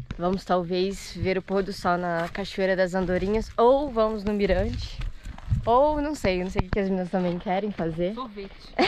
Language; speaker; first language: Portuguese; native; Portuguese